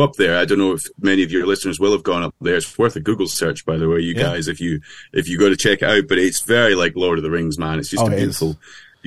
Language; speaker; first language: English; native; English